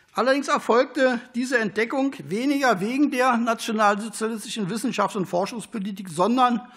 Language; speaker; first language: German; native; German